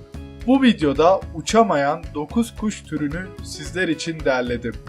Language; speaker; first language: Turkish; native; Turkish